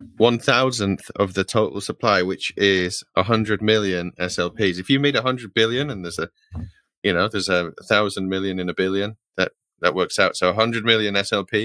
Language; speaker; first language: English; native; English